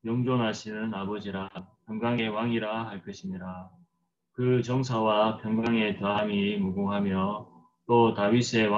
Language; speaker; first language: Korean; native; Korean